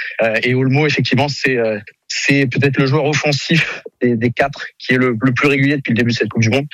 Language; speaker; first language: French; native; French